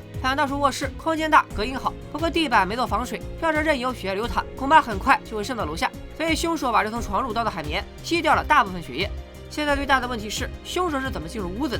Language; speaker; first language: Chinese; native; Chinese